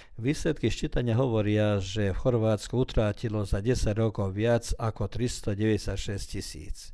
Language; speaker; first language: Slovak; early bilingual, heritage; Slovak